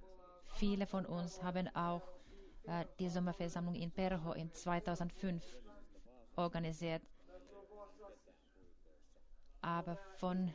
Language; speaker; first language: German; non-native, fluent; Finnish